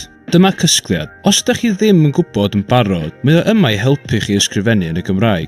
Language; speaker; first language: Welsh; native; Welsh